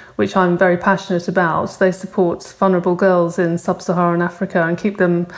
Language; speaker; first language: English; native; English